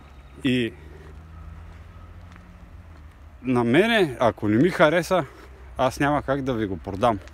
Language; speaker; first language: Bulgarian; native; Bulgarian